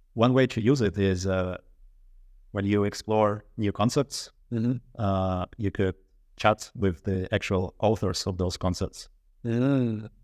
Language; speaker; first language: English; non-native, fluent; Russian